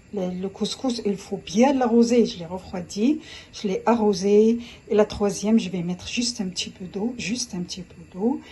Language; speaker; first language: French; non-native, local second language; Arabic